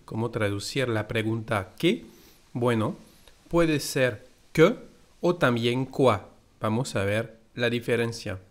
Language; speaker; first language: Spanish; non-native, fluent; French